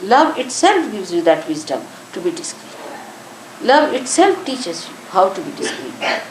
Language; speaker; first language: English; non-native, local second language; Marathi